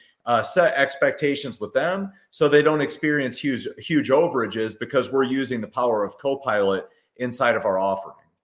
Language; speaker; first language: English; native; English